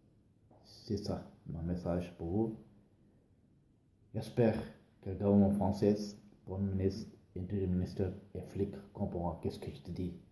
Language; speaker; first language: French; non-native, learner; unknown